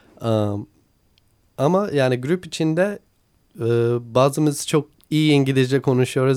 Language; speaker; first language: Turkish; non-native, learner; English